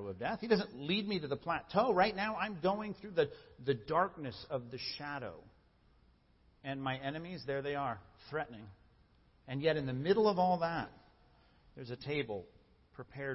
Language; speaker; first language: English; native; English